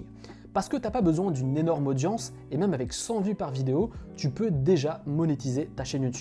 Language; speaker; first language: French; native; French